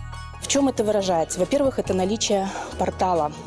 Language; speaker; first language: Russian; native; Russian